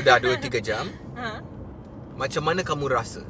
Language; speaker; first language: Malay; non-native, local second language; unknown